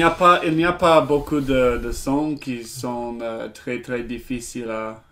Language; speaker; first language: French; non-native, learner; English